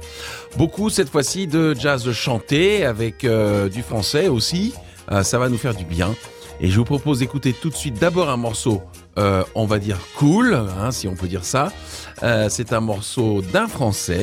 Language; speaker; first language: French; native; French